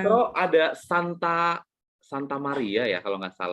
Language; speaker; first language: Indonesian; native; Indonesian